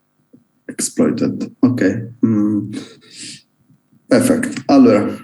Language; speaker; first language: English; non-native, learner; Italian